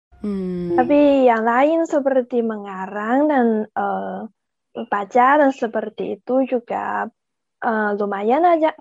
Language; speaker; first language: Indonesian; non-native, learner; Chinese